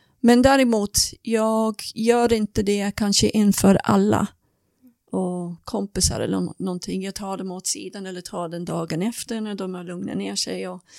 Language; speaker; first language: Swedish; non-native, fluent; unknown